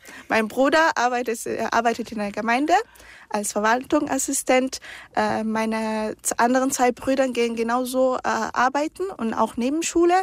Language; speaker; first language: German; early bilingual, other home language; Arabic